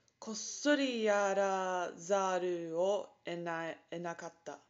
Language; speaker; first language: Japanese; non-native, learner; English